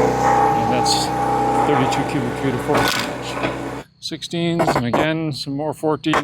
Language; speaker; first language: English; native; English